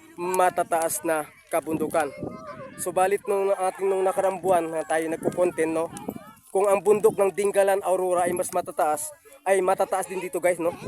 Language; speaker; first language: Filipino; native; Filipino